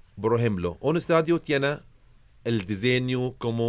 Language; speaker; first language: Spanish; non-native, learner; Arabic